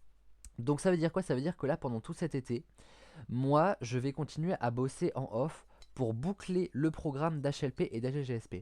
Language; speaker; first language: French; native; French